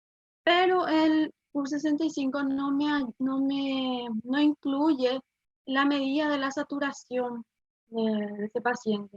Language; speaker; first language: Spanish; native; Spanish